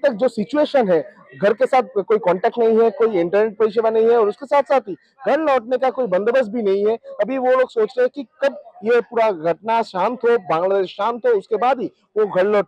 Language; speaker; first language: Hindi; non-native, local second language; Bangla